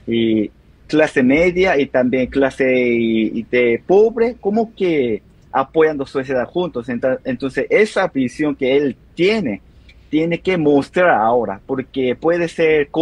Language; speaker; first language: Spanish; non-native, learner; Korean